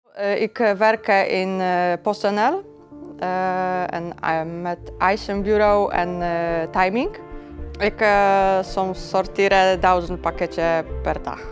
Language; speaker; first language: Dutch; non-native, learner; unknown